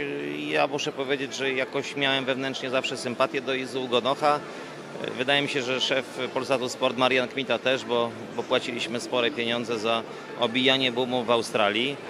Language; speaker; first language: Polish; native; Polish